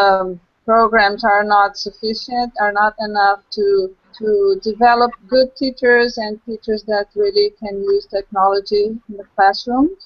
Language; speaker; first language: English; non-native, local second language; Portuguese